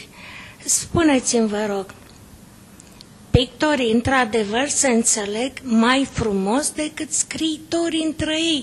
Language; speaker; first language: Romanian; native; Romanian